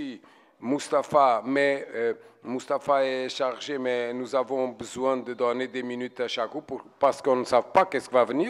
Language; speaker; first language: French; non-native, fluent; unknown